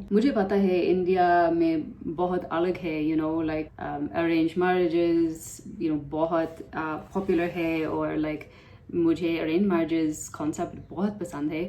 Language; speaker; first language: Hindi; non-native, learner; English